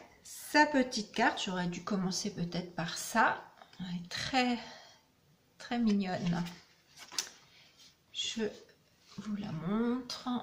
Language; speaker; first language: French; native; French